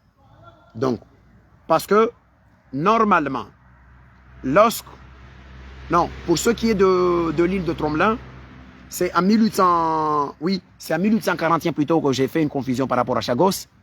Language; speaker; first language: French; non-native, local second language; Comorian